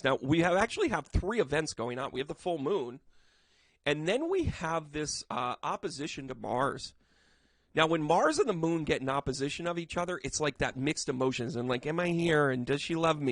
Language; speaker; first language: English; native; English